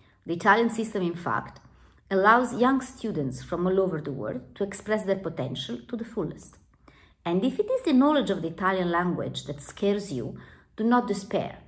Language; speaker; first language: English; non-native, fluent; Italian